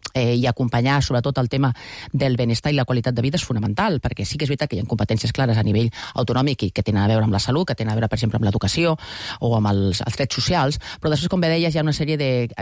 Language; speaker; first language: Catalan; native; Catalan